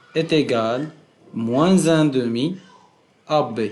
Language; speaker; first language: French; non-native, local second language; Arabic